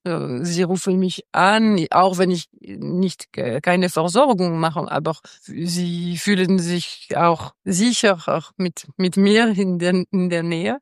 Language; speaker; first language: German; non-native, local second language; French